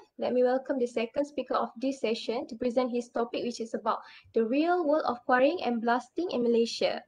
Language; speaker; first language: English; non-native, local second language; Malay